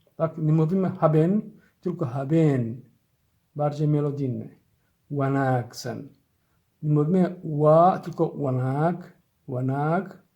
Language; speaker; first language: Polish; non-native, learner; Somali